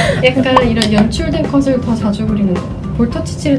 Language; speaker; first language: Korean; native; Korean